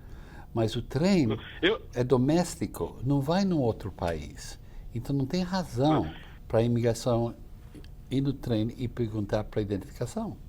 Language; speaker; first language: Portuguese; non-native, fluent; English